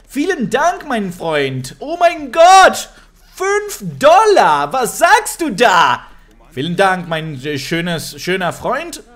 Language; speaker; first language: German; non-native, learner; Spanish